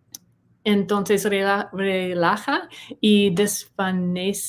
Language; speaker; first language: Spanish; non-native, learner; English